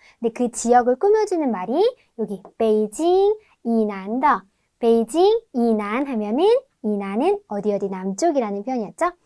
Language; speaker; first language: Korean; native; Korean